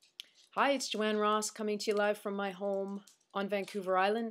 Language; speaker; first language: English; native; English